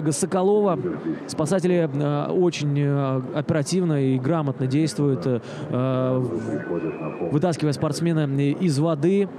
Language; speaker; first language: Russian; native; Russian